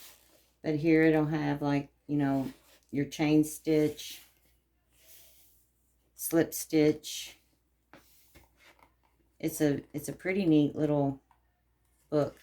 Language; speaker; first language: English; native; English